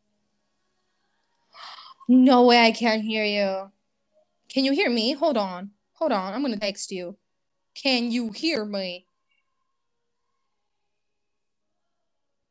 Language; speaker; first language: English; non-native, fluent; Spanish